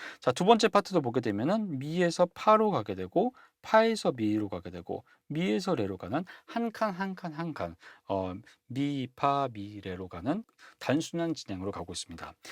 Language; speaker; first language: Korean; native; Korean